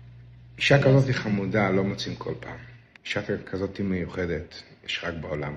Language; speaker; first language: Hebrew; non-native, local second language; Yiddish